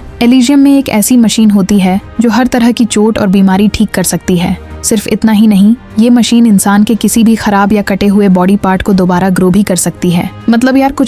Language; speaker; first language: Hindi; native; Hindi